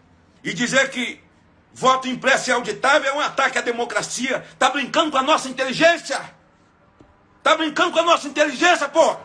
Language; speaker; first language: Portuguese; native; Portuguese